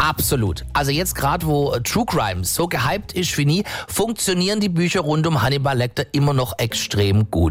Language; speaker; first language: German; native; German